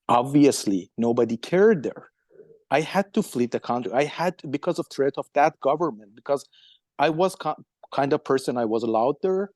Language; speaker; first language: English; non-native, fluent; Persian